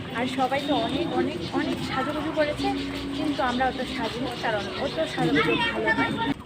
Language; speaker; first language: Bangla; non-native, local second language; Rangpuri